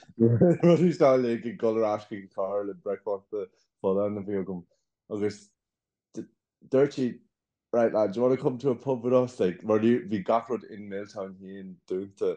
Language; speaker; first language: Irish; non-native, local second language; English